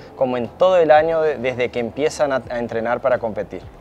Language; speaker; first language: Spanish; early bilingual, heritage; Spanish